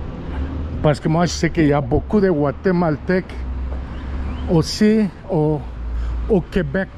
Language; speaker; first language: French; non-native, fluent; Spanish